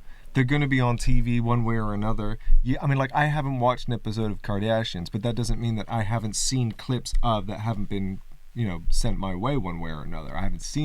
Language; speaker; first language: English; native; English